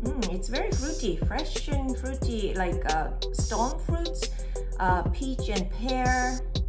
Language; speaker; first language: English; non-native, fluent; Japanese